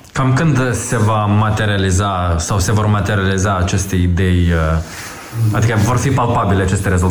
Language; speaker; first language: Romanian; native; Romanian